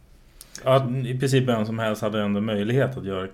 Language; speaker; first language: Swedish; native; Swedish